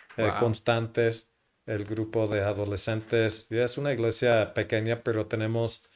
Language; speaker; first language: Spanish; non-native, fluent; English